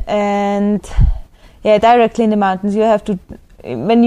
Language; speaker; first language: English; non-native, fluent; German